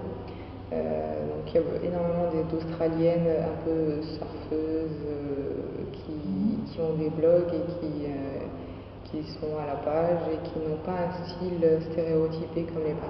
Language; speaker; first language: French; non-native, local second language; Arabic